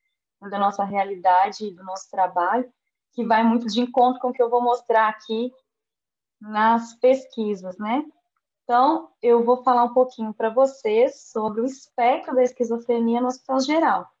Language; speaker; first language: Portuguese; native; Portuguese